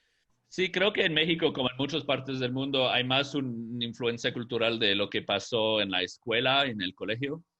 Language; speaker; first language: Spanish; non-native, fluent; English